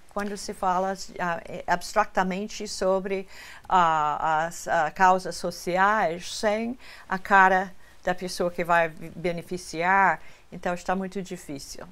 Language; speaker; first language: Portuguese; non-native, fluent; English